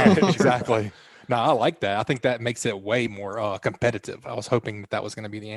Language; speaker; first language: English; native; English